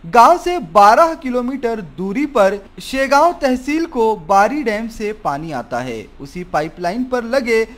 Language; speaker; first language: Hindi; non-native, local second language; Marathi